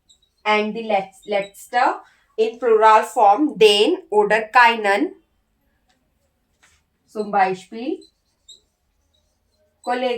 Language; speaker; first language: German; non-native, learner; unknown